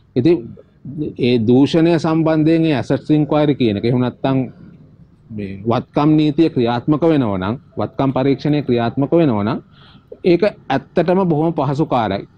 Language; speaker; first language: Sinhala; native; Sinhala